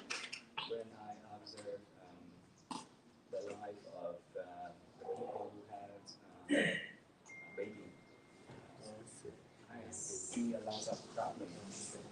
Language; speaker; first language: English; non-native, learner; Vietnamese